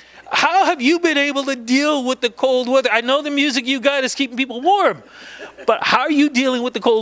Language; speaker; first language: English; native; English